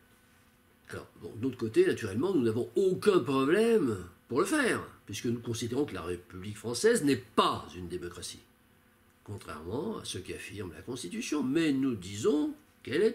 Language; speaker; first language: French; native; French